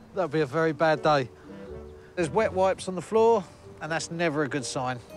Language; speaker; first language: English; native; English